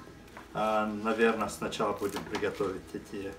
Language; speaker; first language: Russian; non-native, fluent; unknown